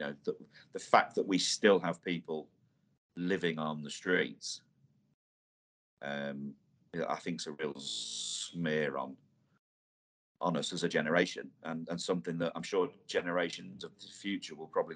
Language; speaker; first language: English; native; English